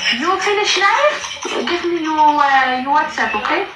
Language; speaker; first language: English; non-native, learner; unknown